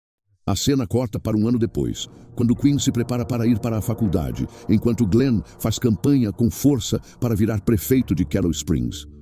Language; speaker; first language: Portuguese; native; Portuguese